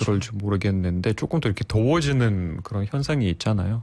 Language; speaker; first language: Korean; non-native, fluent; Russian